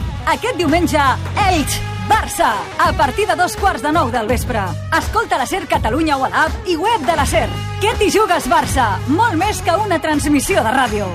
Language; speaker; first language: Catalan; native; Catalan